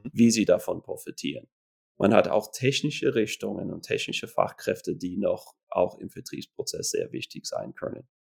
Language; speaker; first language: German; non-native, fluent; English